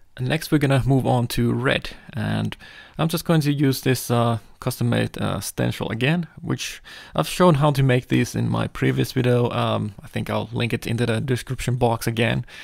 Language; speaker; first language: English; non-native, fluent; Finnish